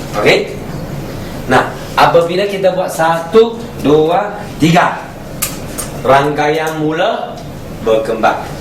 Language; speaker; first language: Malay; non-native, local second language; Chinese